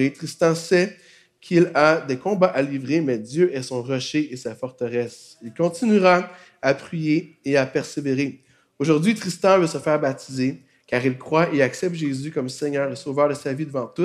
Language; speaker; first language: French; native; French